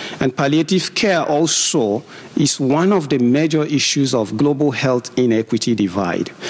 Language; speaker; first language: English; non-native, local second language; Igbo